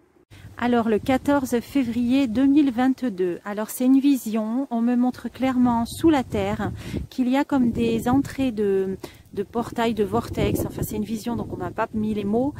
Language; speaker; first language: French; native; French